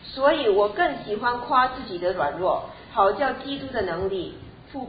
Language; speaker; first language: Chinese; native; Chinese